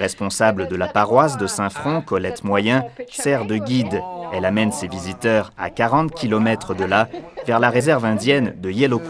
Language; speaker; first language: French; native; French